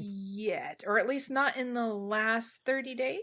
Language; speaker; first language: English; native; English